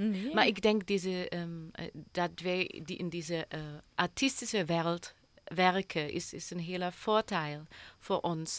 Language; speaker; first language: Dutch; non-native, learner; German